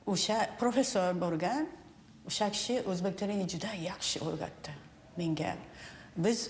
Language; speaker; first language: Uzbek; non-native, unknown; Japanese